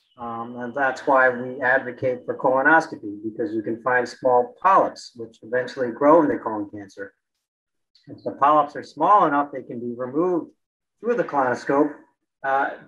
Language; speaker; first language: English; native; English